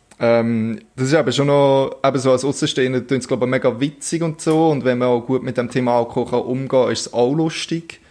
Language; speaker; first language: German; native; German